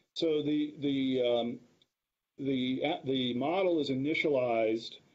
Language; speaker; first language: English; native; English